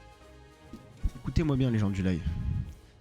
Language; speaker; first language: French; native; French